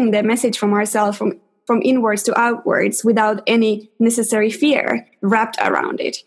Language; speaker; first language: English; non-native, fluent; Finnish